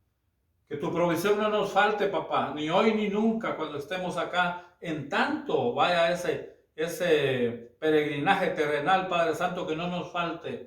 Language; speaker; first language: Spanish; native; Spanish